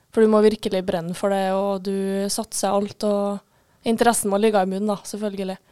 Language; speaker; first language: Norwegian; native; Norwegian